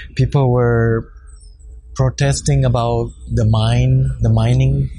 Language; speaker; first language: English; non-native, fluent; Thai